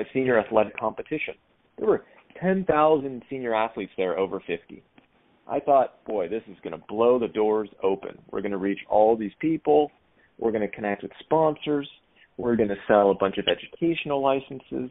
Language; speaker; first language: English; native; English